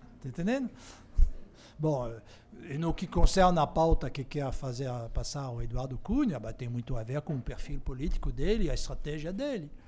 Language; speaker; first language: Portuguese; non-native, fluent; French